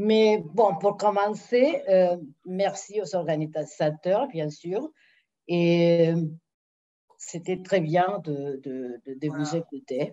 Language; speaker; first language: French; non-native, fluent; Spanish